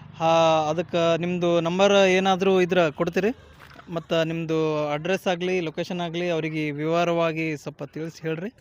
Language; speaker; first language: Kannada; native; Kannada